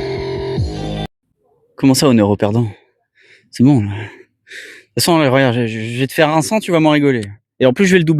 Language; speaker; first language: French; native; French